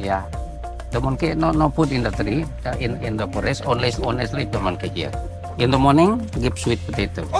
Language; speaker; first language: English; non-native, learner; Indonesian